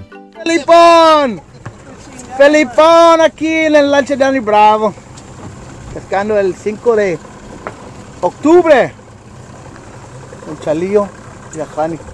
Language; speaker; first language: Spanish; non-native, learner; English